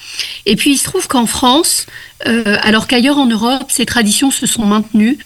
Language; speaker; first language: French; native; French